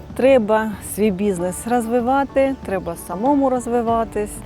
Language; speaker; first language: Ukrainian; native; Ukrainian